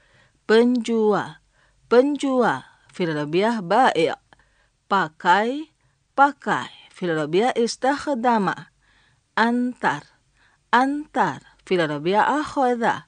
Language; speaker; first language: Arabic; non-native, fluent; Indonesian